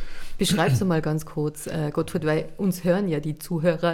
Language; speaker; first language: German; native; German